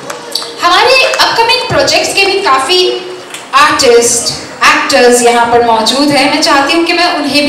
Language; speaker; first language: Hindi; native; Hindi